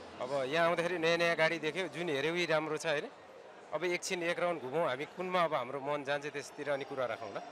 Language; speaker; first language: Nepali; native; Nepali